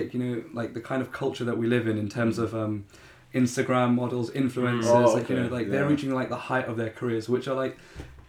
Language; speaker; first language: English; native; English